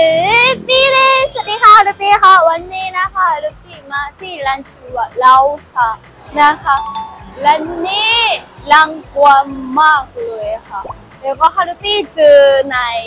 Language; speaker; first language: Thai; non-native, fluent; Japanese